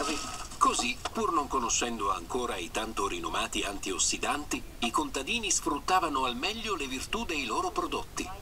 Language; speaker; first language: Italian; native; Italian